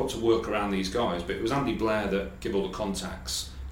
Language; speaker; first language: English; native; English